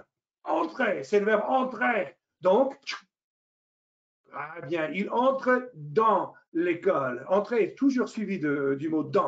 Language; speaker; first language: French; non-native, fluent; English